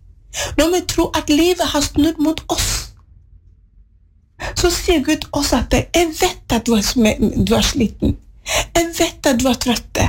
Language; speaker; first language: Norwegian; non-native, fluent; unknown